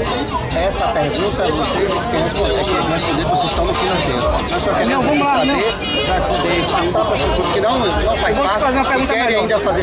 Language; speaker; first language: Portuguese; native; Portuguese